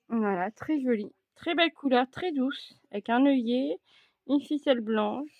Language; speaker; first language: French; native; French